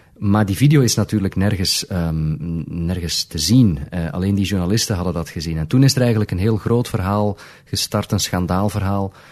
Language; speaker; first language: Dutch; native; Dutch